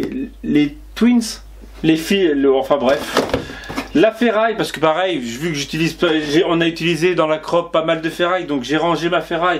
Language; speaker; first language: French; native; French